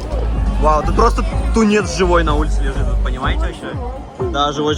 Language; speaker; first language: Russian; native; Russian